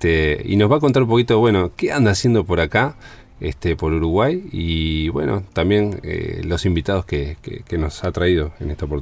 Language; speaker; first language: Spanish; native; Spanish